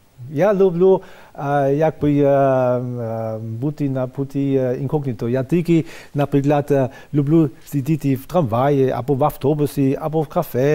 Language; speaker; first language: Ukrainian; non-native, fluent; German